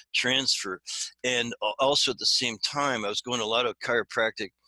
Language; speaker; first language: English; native; English